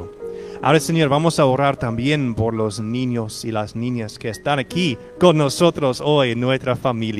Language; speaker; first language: Spanish; non-native, fluent; English